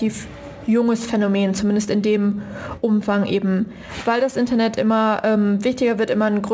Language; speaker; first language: German; native; German